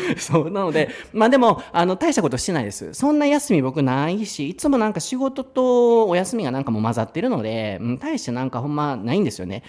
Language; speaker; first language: Japanese; native; Japanese